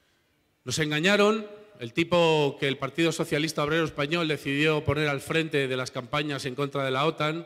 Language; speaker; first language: Spanish; native; Spanish